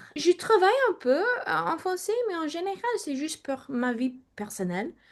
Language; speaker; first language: French; non-native, learner; English